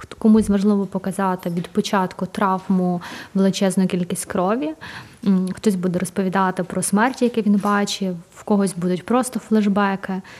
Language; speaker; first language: Ukrainian; native; Ukrainian